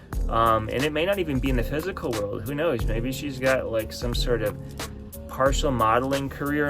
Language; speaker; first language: English; native; English